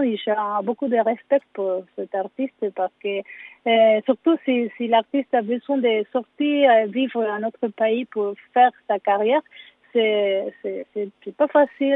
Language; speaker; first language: French; non-native, learner; Spanish